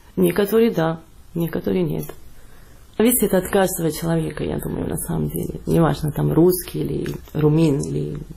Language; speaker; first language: Russian; non-native, fluent; Catalan